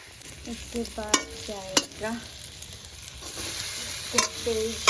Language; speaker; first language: Hindi; non-native, local second language; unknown